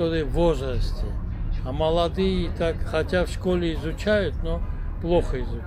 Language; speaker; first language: Russian; non-native, local second language; Armenian